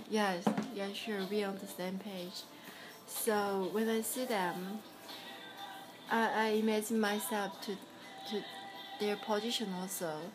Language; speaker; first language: English; non-native, learner; Korean